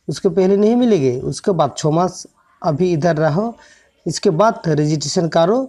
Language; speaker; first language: Hindi; non-native, local second language; Bangla